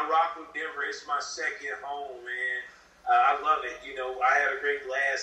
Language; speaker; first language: English; native; English